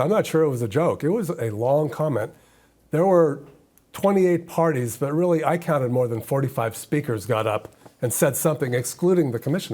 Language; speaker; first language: English; native; English